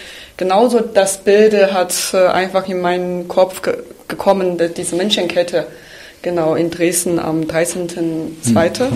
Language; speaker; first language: German; non-native, fluent; Chinese